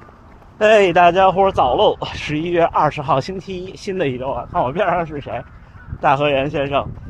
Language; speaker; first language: Chinese; native; Chinese